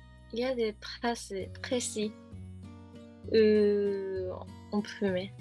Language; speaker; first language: French; non-native, learner; Japanese